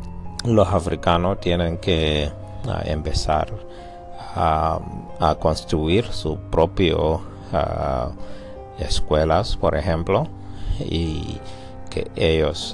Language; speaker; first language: Spanish; non-native, learner; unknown